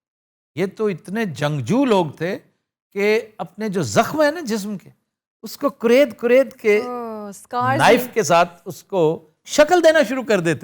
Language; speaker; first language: Urdu; native; Urdu